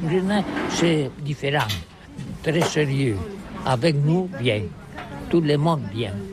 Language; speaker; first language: French; non-native, learner; Catalan